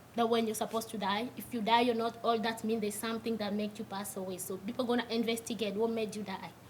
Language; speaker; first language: English; non-native, local second language; Swahili